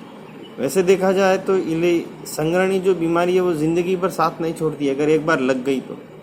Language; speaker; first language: Hindi; native; Hindi